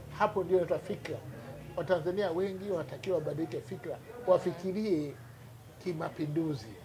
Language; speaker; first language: Swahili; native; Swahili